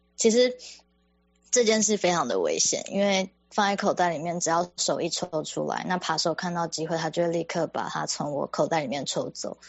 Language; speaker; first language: Chinese; native; Chinese